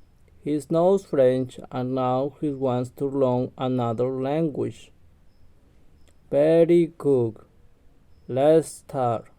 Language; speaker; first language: English; non-native, learner; Spanish